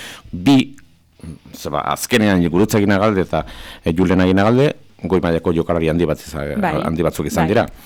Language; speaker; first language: Basque; native; Basque